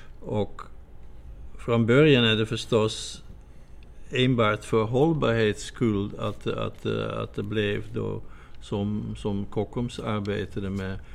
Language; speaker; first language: Swedish; non-native, fluent; Dutch